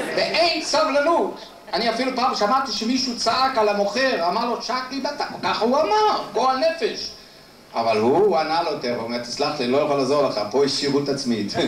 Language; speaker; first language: Hebrew; non-native, fluent; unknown